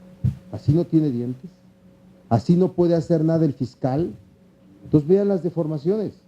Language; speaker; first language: Spanish; native; Spanish